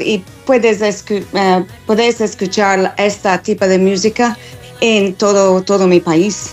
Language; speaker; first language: Spanish; non-native, fluent; English